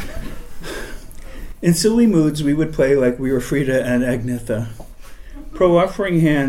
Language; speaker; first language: English; native; English